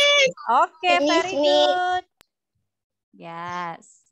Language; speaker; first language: English; non-native, fluent; Indonesian